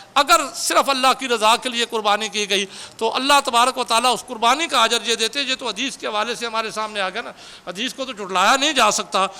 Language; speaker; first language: Urdu; non-native, local second language; Punjabi